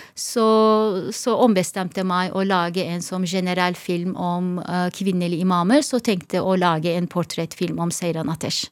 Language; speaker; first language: Norwegian; non-native, fluent; Turkish